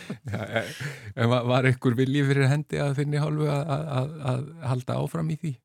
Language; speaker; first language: Icelandic; native; Icelandic